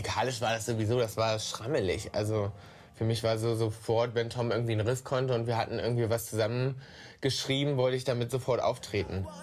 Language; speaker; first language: German; native; German